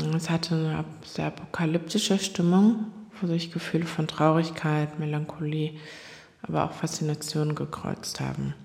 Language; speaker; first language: German; non-native, fluent; Korean